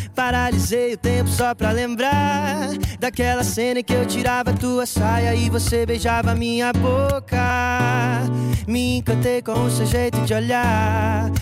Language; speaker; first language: Portuguese; native; Portuguese